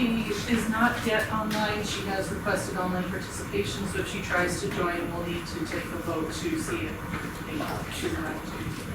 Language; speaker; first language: English; native; English